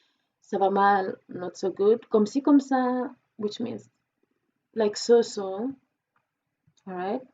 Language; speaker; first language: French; non-native, fluent; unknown